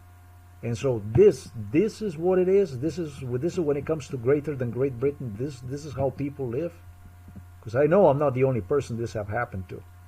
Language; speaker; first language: English; non-native, fluent; Slovenian